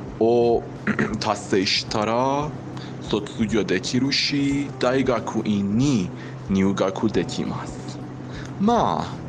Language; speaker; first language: Japanese; non-native, learner; Persian